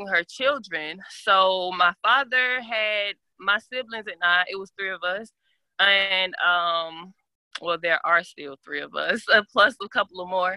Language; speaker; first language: English; native; English